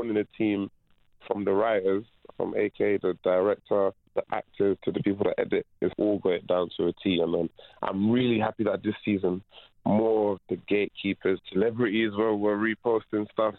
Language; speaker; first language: English; non-native, local second language; French